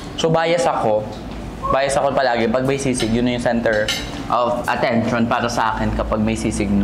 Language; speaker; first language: Filipino; native; Filipino